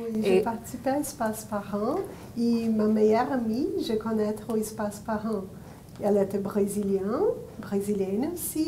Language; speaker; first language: French; non-native, learner; Portuguese